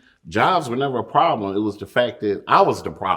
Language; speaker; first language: English; native; English